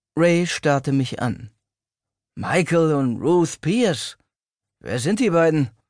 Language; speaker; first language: German; native; German